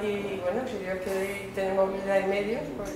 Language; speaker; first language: Spanish; native; Spanish